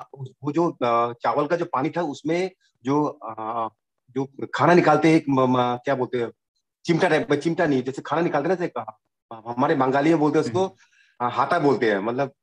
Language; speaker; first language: Hindi; non-native, local second language; Bangla